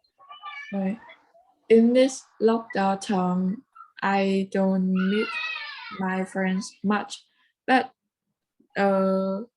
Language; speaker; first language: English; non-native, learner; Vietnamese